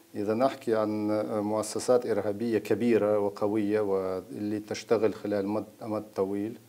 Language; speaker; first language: Arabic; non-native, fluent; Russian